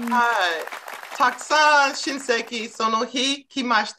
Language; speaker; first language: Japanese; non-native, learner; English